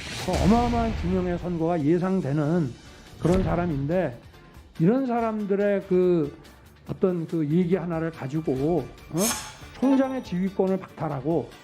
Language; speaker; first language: Korean; native; Korean